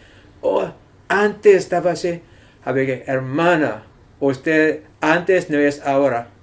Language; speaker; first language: Spanish; non-native, learner; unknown